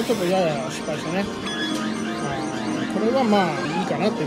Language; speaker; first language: Japanese; native; Japanese